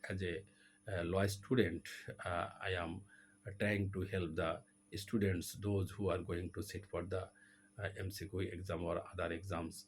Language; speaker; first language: English; non-native, local second language; Bangla